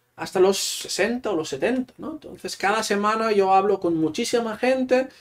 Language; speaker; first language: Spanish; non-native, local second language; Catalan